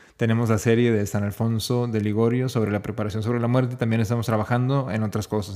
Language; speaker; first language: Spanish; native; Spanish